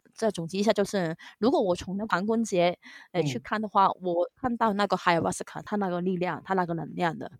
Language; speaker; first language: Chinese; non-native, local second language; Cantonese